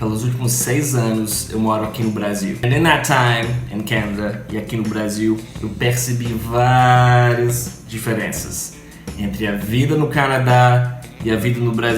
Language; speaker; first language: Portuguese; non-native, fluent; English